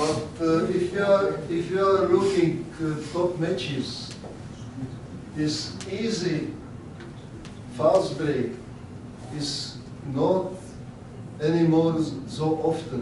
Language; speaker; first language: English; non-native, learner; Czech